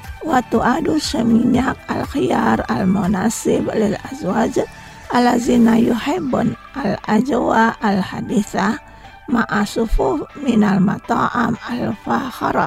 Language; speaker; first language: Arabic; non-native, fluent; Indonesian